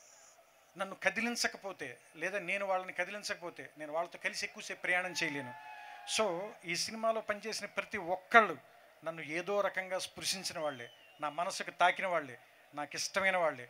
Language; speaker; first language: Telugu; native; Telugu